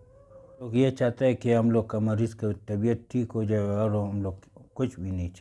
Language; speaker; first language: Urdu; non-native, local second language; Pashto